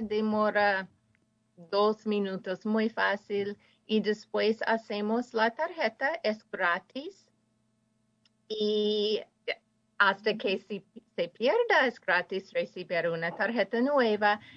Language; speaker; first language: Spanish; non-native, fluent; English